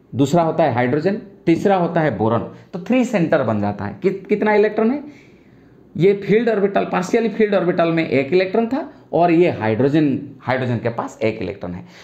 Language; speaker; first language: Hindi; non-native, local second language; Bangla